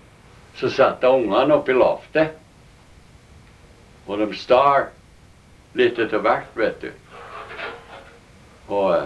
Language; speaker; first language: Norwegian; early bilingual, heritage; Norwegian